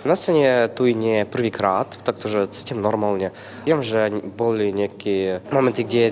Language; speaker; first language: Slovak; non-native, learner; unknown